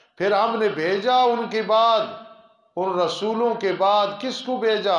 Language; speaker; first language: Urdu; non-native, local second language; Punjabi